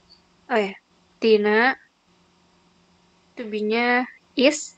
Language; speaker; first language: English; non-native, learner; Indonesian